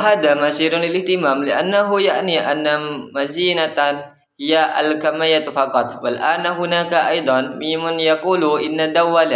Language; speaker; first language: Arabic; non-native, learner; Indonesian